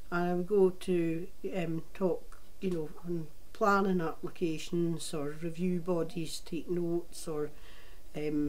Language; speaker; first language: English; native; English